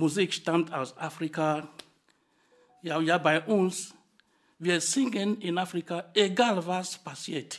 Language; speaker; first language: German; non-native, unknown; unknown